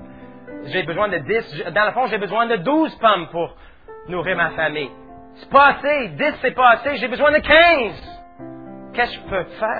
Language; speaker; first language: French; native; French